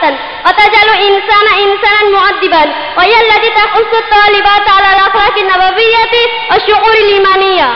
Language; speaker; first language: Arabic; non-native, learner; Bangla